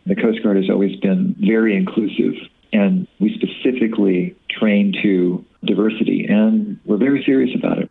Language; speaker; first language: English; native; English